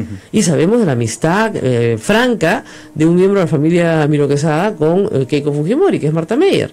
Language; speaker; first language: Spanish; native; Spanish